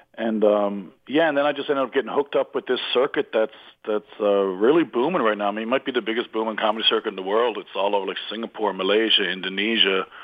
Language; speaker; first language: English; native; English